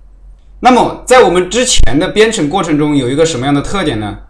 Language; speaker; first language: Chinese; native; Chinese